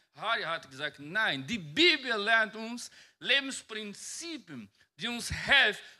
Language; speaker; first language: German; non-native, fluent; Portuguese